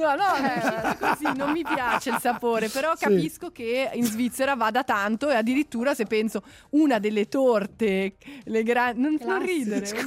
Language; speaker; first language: Italian; native; Italian